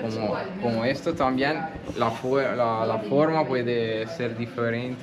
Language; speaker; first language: Spanish; non-native, learner; Italian